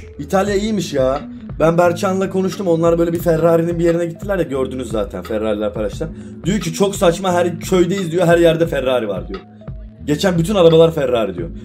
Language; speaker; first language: Turkish; native; Turkish